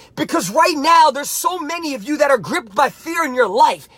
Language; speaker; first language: English; native; English